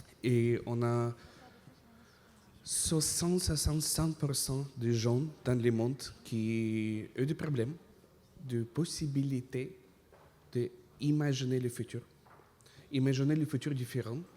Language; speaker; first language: French; non-native, fluent; Russian